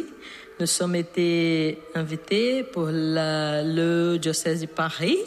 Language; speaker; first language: French; non-native, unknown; Portuguese